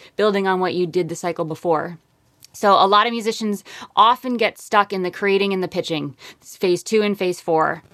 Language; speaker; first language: English; native; English